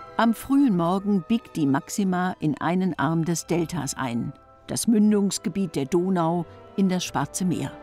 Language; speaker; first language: German; native; German